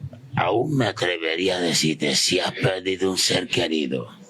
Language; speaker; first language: Spanish; native; Spanish